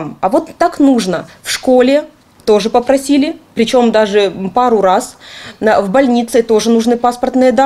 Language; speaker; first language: Russian; native; Russian